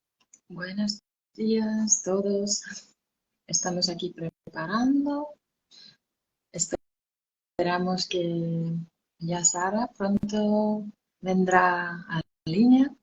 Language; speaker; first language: Spanish; non-native, fluent; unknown